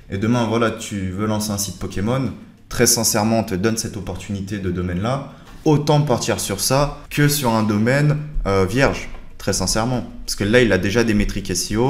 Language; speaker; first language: French; native; French